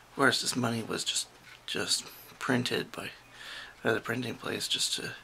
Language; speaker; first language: English; native; English